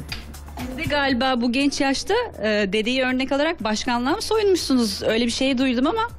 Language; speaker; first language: Turkish; native; Turkish